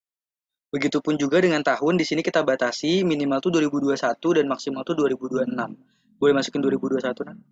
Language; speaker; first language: Indonesian; native; Indonesian